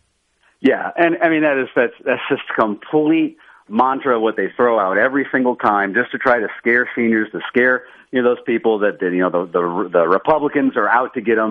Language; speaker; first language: English; native; English